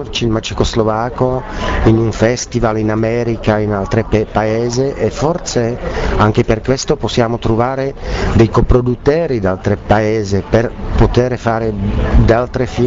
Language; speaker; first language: Italian; non-native, learner; Czech